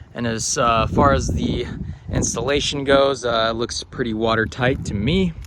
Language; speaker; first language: English; native; English